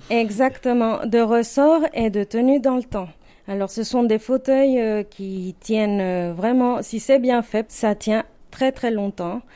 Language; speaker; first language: French; non-native, fluent; Spanish